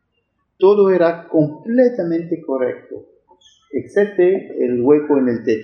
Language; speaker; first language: Spanish; non-native, fluent; French